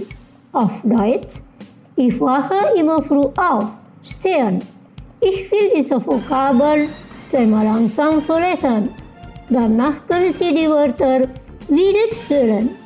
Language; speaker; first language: German; non-native, fluent; Indonesian